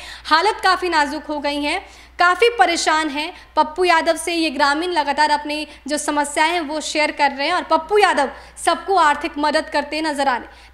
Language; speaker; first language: Hindi; native; Hindi